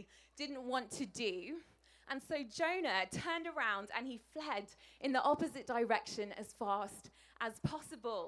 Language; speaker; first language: English; native; English